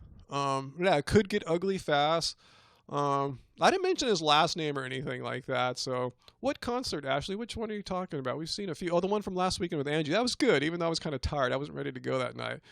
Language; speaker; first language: English; native; English